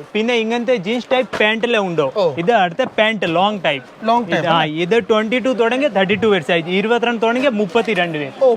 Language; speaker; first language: Malayalam; non-native, local second language; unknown